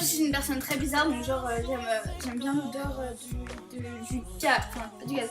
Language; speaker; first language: French; native; French